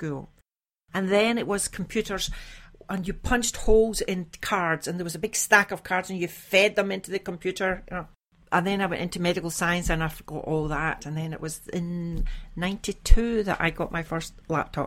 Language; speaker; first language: English; native; English